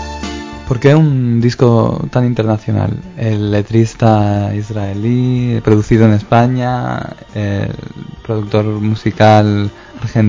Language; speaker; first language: Spanish; native; Spanish